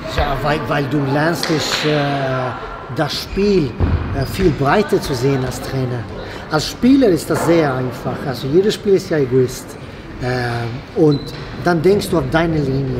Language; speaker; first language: German; non-native, fluent; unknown